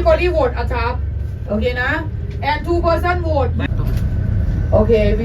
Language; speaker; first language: English; non-native, learner; Thai